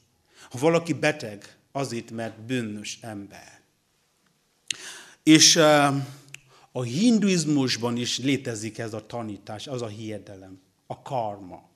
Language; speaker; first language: Hungarian; non-native, learner; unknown